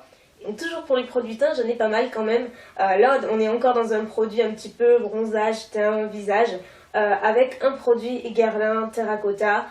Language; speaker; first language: French; native; French